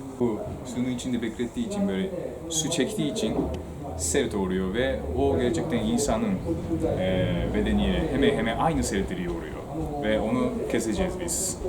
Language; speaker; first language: Turkish; non-native, fluent; Japanese